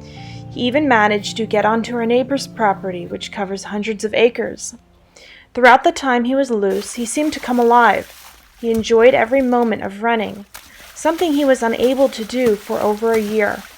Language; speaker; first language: English; native; English